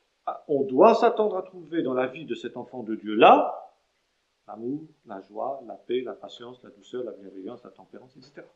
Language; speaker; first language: French; native; French